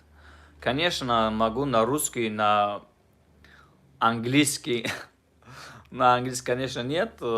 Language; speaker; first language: Russian; non-native, fluent; Tajik